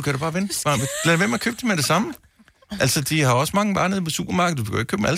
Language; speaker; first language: Danish; native; Danish